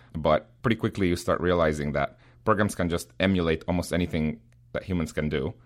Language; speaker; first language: English; non-native, fluent; Spanish